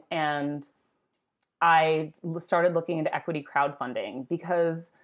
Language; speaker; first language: English; native; English